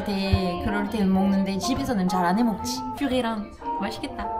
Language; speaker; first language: Korean; non-native, fluent; French